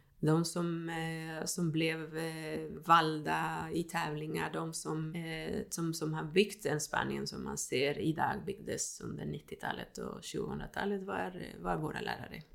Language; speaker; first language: Swedish; non-native, fluent; Spanish